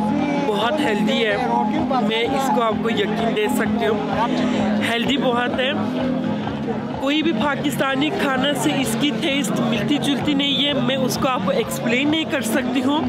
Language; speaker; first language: Hindi; non-native, fluent; Turkish